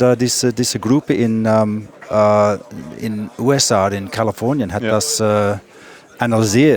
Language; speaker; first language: German; non-native, learner; English